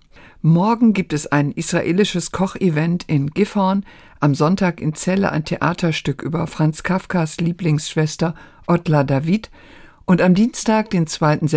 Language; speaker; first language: German; native; German